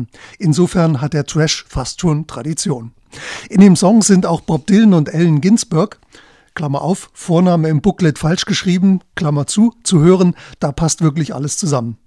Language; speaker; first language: German; native; German